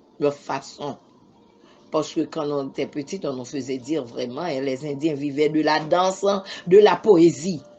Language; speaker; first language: French; non-native, local second language; Haitian Creole